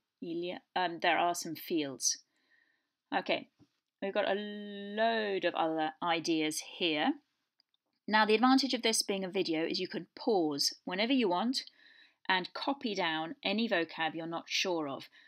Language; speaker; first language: English; native; English